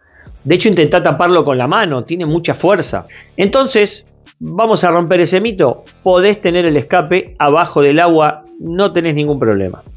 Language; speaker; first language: Spanish; native; Spanish